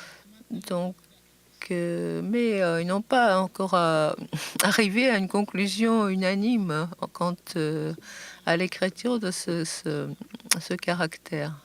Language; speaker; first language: French; non-native, fluent; Japanese